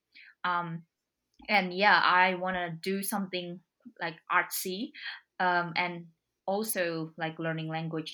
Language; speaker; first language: English; non-native, fluent; Indonesian